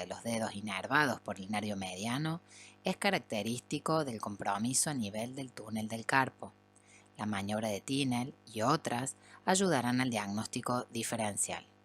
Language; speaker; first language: Spanish; native; Spanish